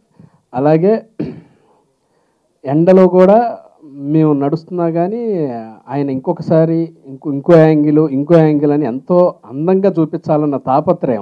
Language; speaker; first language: Telugu; native; Telugu